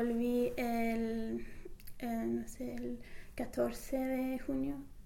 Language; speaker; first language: Spanish; non-native, fluent; English